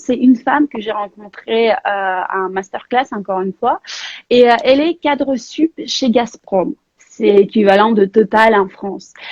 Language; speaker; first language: French; non-native, fluent; Russian